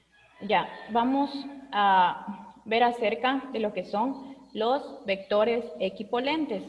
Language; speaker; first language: Spanish; native; Spanish